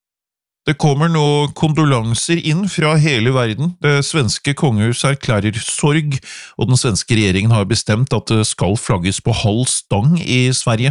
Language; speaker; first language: Norwegian; native; Norwegian